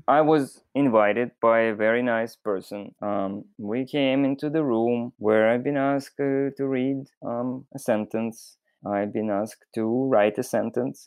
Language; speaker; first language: English; non-native, fluent; Russian